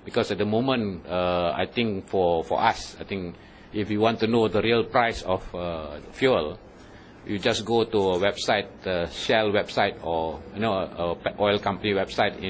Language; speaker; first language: English; non-native, local second language; Malay